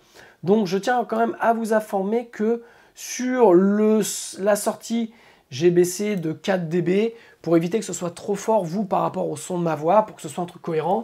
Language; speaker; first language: French; native; French